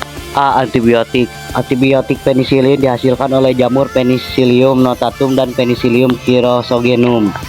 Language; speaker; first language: Indonesian; native; Indonesian